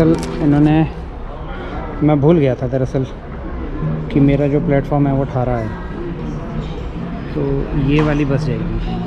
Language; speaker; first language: Hindi; native; Hindi